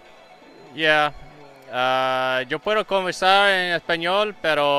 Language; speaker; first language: Spanish; non-native, learner; English